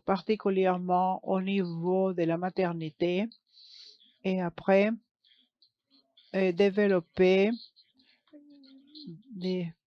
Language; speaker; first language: French; non-native, learner; English